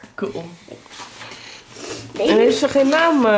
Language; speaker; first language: Dutch; native; Dutch